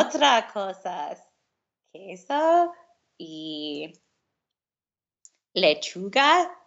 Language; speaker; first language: Spanish; non-native, learner; English